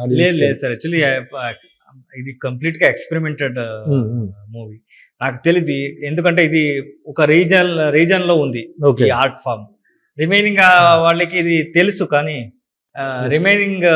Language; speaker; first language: Telugu; non-native, learner; Kannada